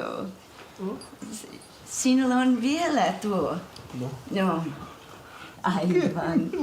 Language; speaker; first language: Finnish; non-native, learner; English